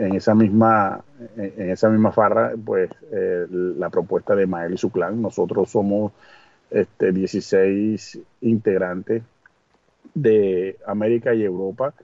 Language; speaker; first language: Spanish; native; Spanish